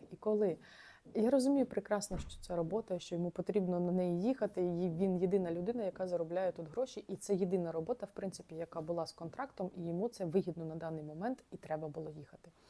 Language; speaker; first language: Ukrainian; non-native, local second language; Russian